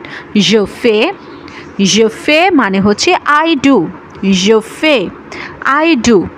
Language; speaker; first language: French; non-native, learner; Bangla